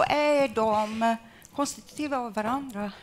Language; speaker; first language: Swedish; non-native, fluent; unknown